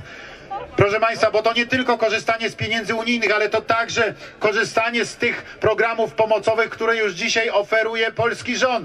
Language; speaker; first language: Polish; native; Polish